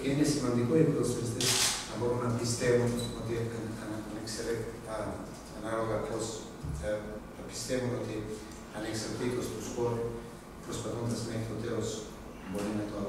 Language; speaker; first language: Greek; non-native, fluent; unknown